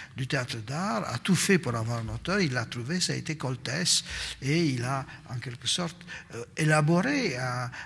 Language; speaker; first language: French; non-native, fluent; Romanian